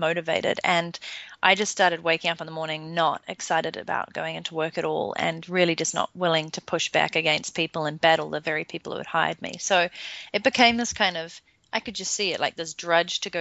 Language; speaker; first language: English; native; English